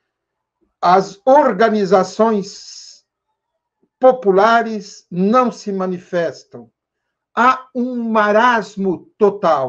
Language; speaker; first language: Portuguese; native; Portuguese